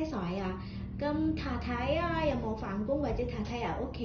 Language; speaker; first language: Cantonese; native; Cantonese